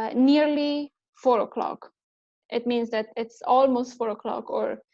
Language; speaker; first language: English; non-native, fluent; Persian